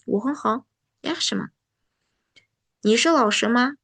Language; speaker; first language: Chinese; non-native, fluent; Uzbek